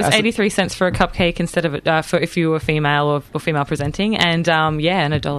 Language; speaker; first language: English; native; English